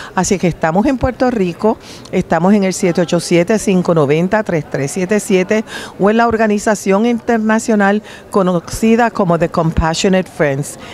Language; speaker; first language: Spanish; native; Spanish